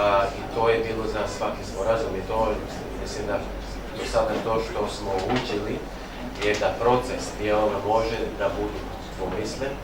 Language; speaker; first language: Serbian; non-native, local second language; Albanian